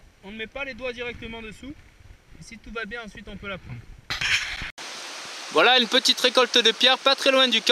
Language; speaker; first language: French; native; French